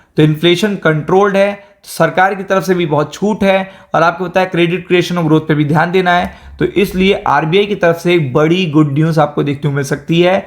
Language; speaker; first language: Hindi; native; Hindi